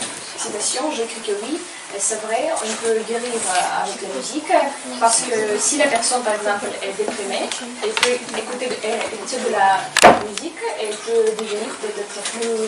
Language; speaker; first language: French; non-native, learner; Ukrainian